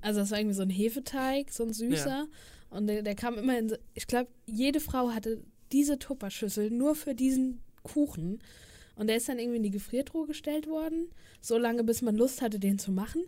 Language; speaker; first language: German; native; German